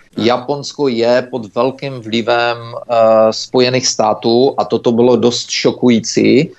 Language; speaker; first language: Czech; native; Czech